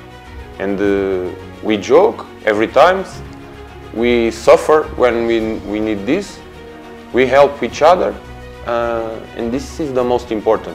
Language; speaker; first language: English; non-native, learner; Portuguese